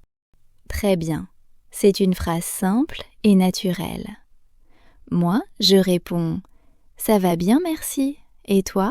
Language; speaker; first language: French; native; French